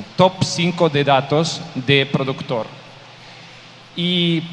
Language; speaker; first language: Spanish; non-native, learner; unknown